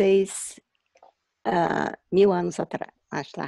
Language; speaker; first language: Portuguese; native; Portuguese